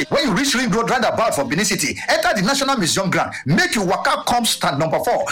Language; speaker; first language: Nigerian Pidgin; non-native, local second language; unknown